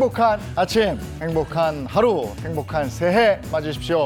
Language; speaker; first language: Korean; native; Korean